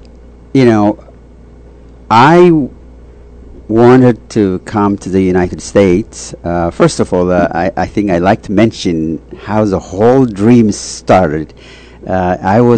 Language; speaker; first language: English; non-native, fluent; Tigrinya